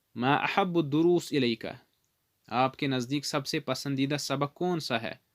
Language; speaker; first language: Urdu; non-native, local second language; Kashmiri